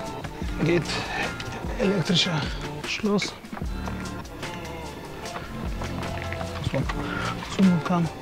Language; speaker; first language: German; non-native, fluent; Russian